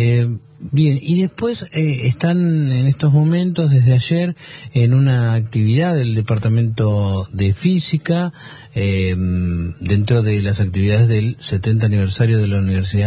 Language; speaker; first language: Spanish; native; Spanish